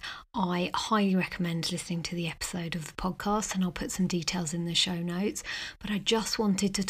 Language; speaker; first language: English; native; English